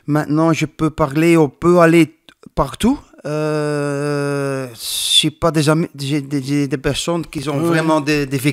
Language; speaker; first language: French; non-native, learner; Dutch